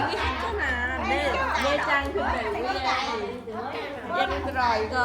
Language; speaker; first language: Korean; non-native, learner; Vietnamese